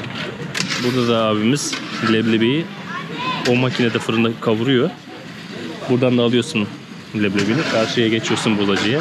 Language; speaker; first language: Turkish; native; Turkish